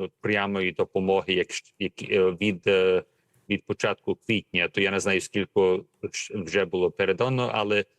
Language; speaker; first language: Ukrainian; early bilingual, heritage; Ukrainian